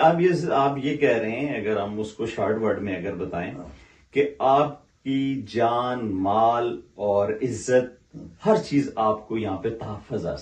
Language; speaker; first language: Hindi; native; Hindi